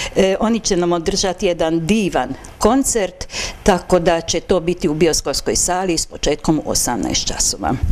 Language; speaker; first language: Bosnian; non-native, local second language; Hungarian